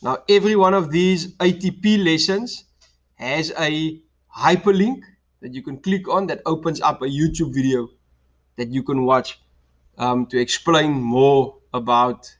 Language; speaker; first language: English; non-native, local second language; Afrikaans